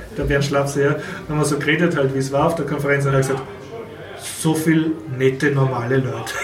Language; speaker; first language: German; native; German